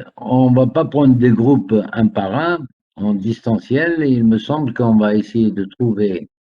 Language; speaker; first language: French; non-native, local second language; Arabic